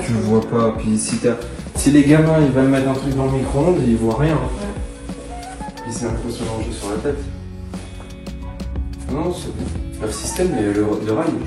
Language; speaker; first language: French; native; French